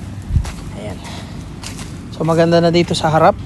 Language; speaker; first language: Filipino; native; Filipino